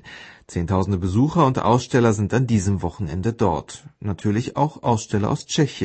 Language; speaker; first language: German; native; German